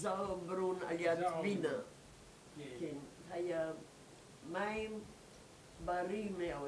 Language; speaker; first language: Hebrew; non-native, learner; German